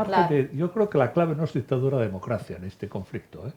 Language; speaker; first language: Spanish; native; Spanish